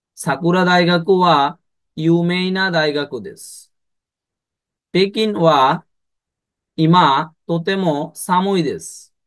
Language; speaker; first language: Japanese; non-native, fluent; Bangla